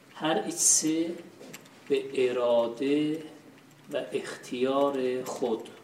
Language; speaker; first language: Persian; non-native, local second language; Azerbaijani